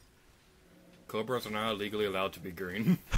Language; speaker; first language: English; native; English